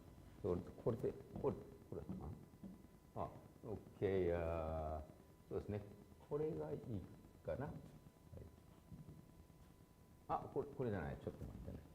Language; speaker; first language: Japanese; native; Japanese